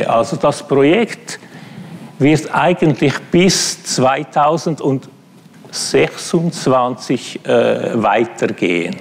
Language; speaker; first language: German; non-native, fluent; Italian